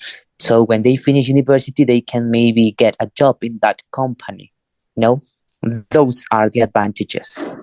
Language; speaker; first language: English; non-native, fluent; Spanish